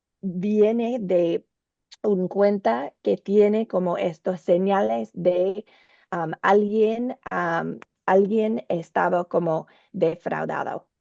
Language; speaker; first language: Spanish; non-native, learner; English